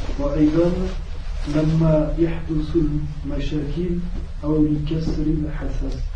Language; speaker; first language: Arabic; non-native, learner; French